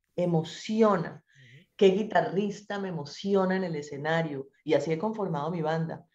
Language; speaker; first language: Spanish; native; Spanish